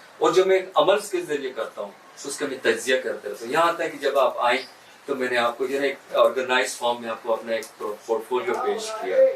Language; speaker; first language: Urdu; non-native, local second language; Pashto